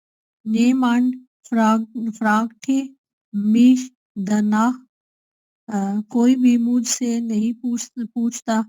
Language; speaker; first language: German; non-native, learner; Urdu